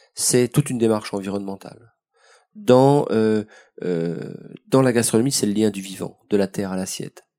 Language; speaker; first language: French; native; French